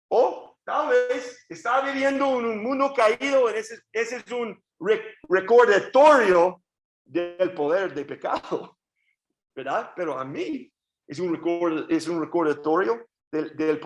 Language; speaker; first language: Spanish; non-native, learner; English